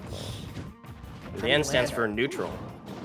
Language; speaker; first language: English; native; English